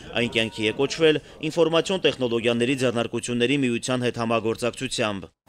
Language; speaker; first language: Armenian; native; Armenian